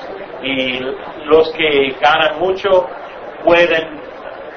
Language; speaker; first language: Spanish; non-native, fluent; English